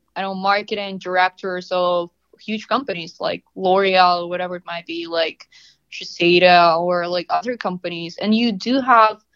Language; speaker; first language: English; non-native, fluent; Russian